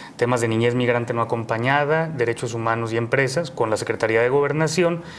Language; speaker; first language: Spanish; native; Spanish